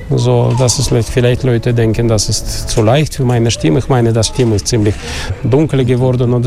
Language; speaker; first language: German; non-native, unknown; Russian